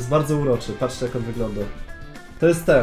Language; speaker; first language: Polish; native; Polish